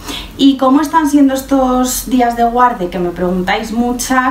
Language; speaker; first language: Spanish; native; Spanish